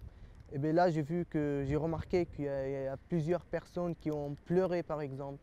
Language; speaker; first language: French; early bilingual, other home language; Arabic